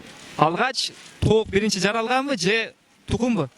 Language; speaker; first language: Kyrgyz; native; Kyrgyz